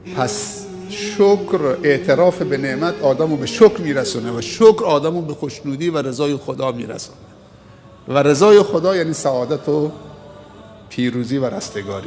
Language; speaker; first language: Persian; native; Persian